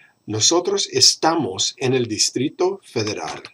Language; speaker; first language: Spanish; non-native, fluent; English